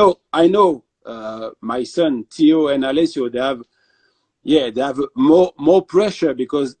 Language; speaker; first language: English; non-native, fluent; French